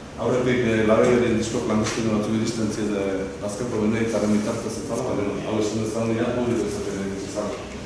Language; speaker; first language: Basque; native; Basque